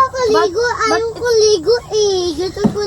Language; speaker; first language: Filipino; early bilingual, heritage; Filipino